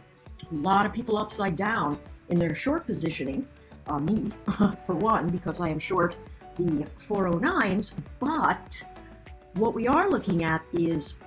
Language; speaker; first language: English; native; English